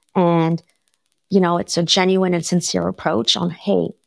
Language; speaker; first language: English; non-native, fluent; French